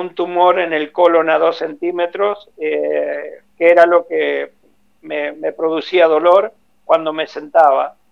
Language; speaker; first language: Spanish; native; Spanish